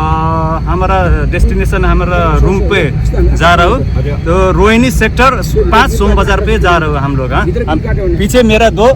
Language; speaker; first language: Hindi; non-native, learner; Nepali